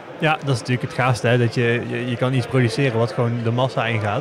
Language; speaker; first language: Dutch; native; Dutch